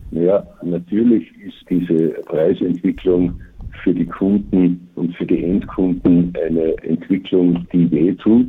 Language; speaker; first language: German; native; German